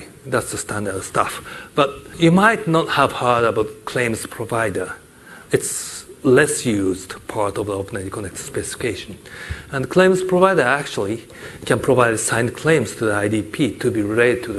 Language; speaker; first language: English; non-native, fluent; Japanese